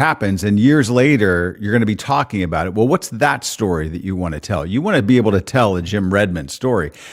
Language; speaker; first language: English; native; English